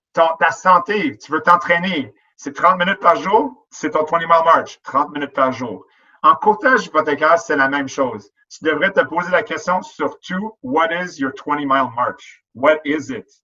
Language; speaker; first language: French; native; French